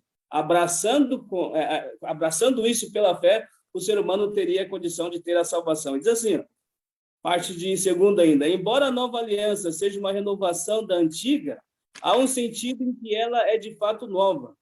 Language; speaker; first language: Portuguese; native; Portuguese